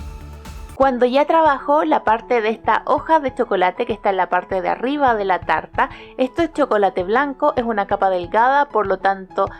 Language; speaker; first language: Spanish; native; Spanish